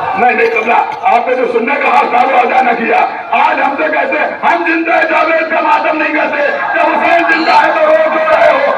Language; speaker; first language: Urdu; native; Urdu